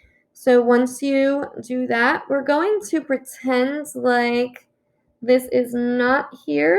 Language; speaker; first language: English; native; English